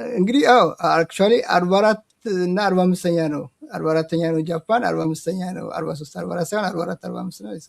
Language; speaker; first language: Amharic; native; Amharic